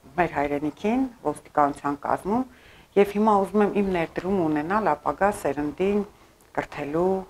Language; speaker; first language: Armenian; early bilingual, heritage; Armenian